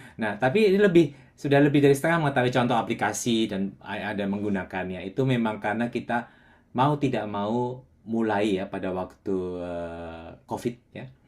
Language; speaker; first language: Indonesian; non-native, local second language; Javanese